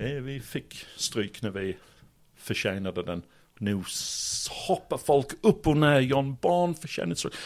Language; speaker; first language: Swedish; non-native, fluent; English